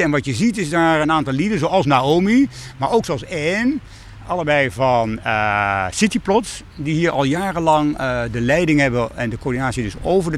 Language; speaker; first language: Dutch; native; Dutch